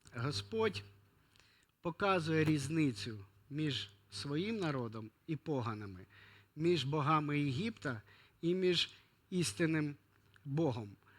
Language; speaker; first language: Ukrainian; non-native, local second language; Russian